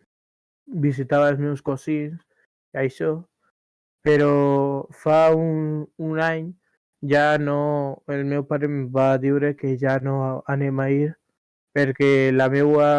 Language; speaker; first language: Catalan; early bilingual, other home language; Urdu